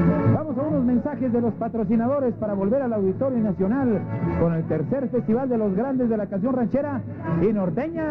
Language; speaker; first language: Spanish; native; Spanish